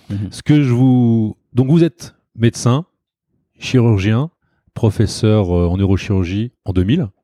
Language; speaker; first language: French; native; French